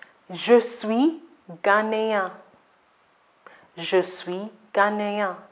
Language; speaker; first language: French; non-native, fluent; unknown